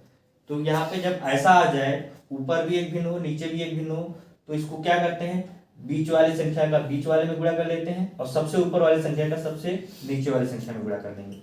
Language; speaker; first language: Hindi; native; Hindi